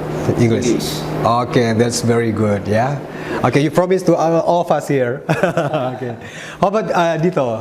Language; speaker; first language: English; non-native, learner; Indonesian